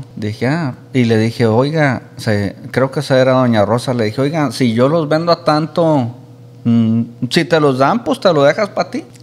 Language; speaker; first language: Spanish; native; Spanish